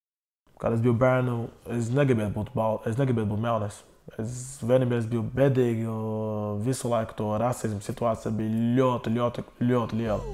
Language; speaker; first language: Latvian; non-native, learner; Portuguese